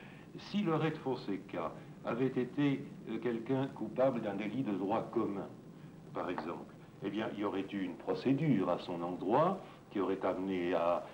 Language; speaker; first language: French; native; French